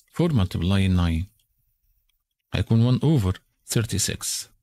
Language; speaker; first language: Arabic; native; Arabic